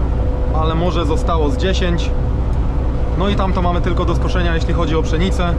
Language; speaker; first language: Polish; native; Polish